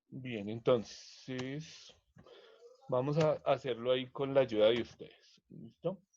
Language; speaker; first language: Spanish; native; Spanish